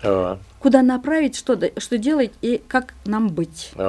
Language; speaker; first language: Russian; non-native, local second language; Kyrgyz